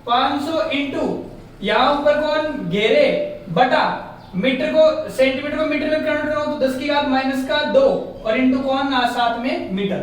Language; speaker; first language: Hindi; native; Hindi